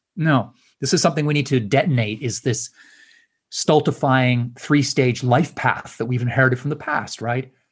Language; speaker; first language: English; native; English